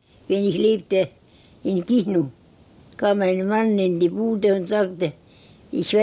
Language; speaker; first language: German; non-native, learner; Estonian